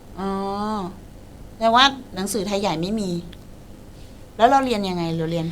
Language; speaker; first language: Thai; native; Thai